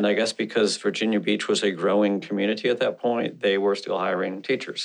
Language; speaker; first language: English; native; English